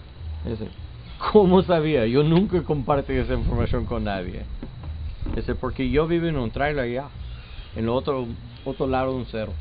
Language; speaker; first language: Spanish; non-native, learner; English